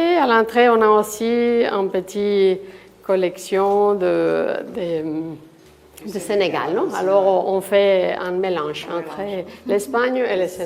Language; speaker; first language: French; non-native, fluent; Spanish